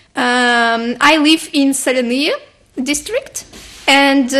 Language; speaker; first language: English; non-native, fluent; Ukrainian